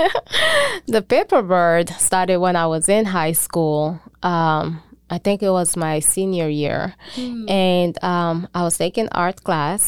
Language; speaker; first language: English; non-native, fluent; Mandingo